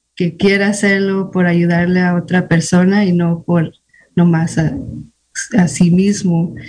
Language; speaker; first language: Spanish; early bilingual, heritage; Spanish